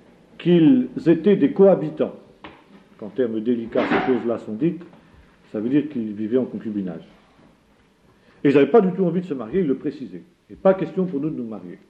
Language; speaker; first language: French; native; French